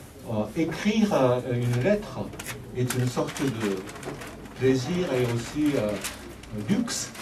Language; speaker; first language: French; non-native, fluent; Japanese